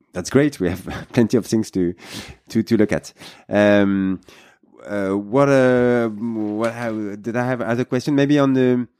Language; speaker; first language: English; non-native, fluent; French